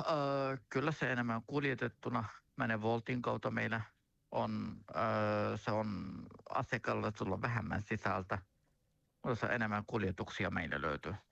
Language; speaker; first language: Finnish; non-native, learner; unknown